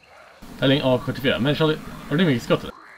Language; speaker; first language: Swedish; native; Swedish